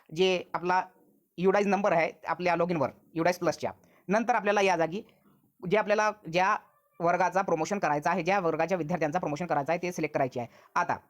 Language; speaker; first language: Marathi; non-native, local second language; Urdu